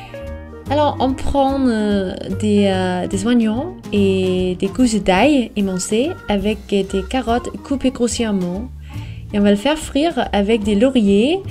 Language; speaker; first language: French; non-native, fluent; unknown